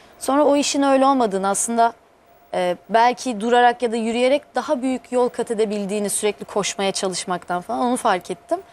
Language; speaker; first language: Turkish; native; Turkish